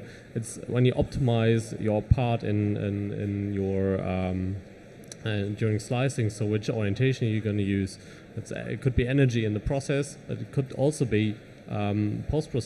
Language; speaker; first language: English; non-native, fluent; German